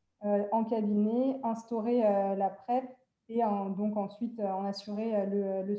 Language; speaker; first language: French; native; French